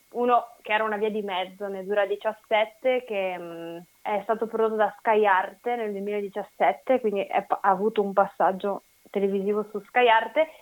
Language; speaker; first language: Italian; native; Italian